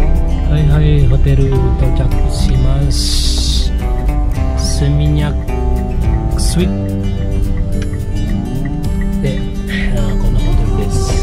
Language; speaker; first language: Japanese; non-native, learner; Indonesian